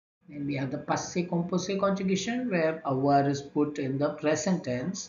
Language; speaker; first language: English; non-native, local second language; Tamil